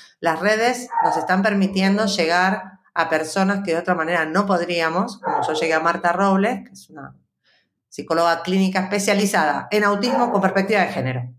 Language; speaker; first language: Spanish; native; Spanish